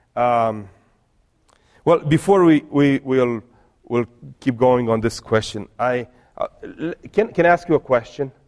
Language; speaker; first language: English; non-native, fluent; Romanian